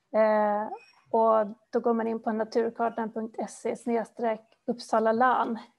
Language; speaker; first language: Swedish; native; Swedish